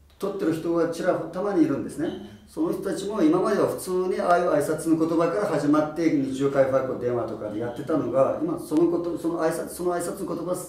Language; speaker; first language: Japanese; non-native, fluent; Uyghur